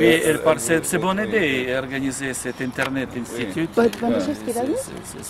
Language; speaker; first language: French; non-native, learner; Russian